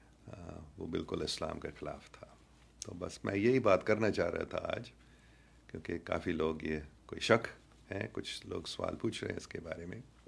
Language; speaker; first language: Urdu; non-native, local second language; English